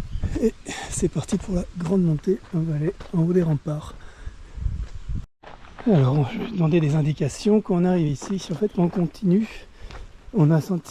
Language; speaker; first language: French; native; French